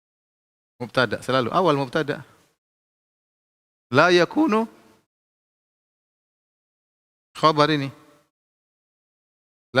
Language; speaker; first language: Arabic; non-native, fluent; Indonesian